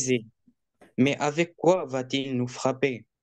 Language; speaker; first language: French; non-native, learner; Arabic